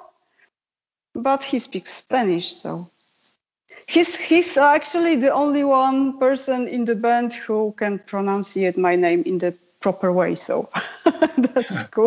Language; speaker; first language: English; non-native, fluent; Polish